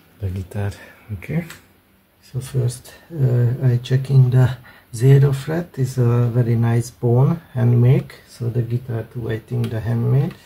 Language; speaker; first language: English; non-native, learner; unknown